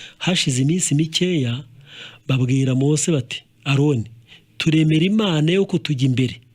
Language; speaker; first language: Kinyarwanda; early bilingual, heritage; Kinyarwanda